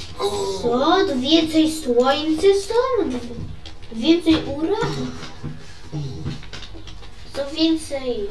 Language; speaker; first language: Polish; early bilingual, heritage; Polish